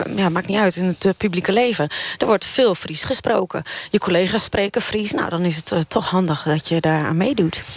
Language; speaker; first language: Dutch; non-native, local second language; Western Frisian